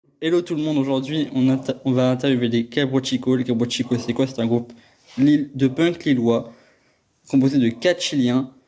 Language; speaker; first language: French; native; French